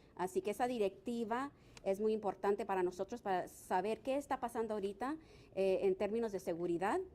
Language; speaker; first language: Spanish; early bilingual, other home language; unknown